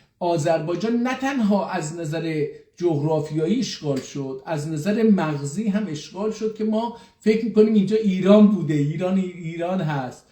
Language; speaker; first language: Persian; non-native, local second language; Azerbaijani